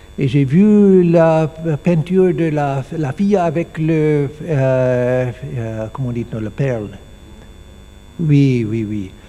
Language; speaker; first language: French; non-native, learner; English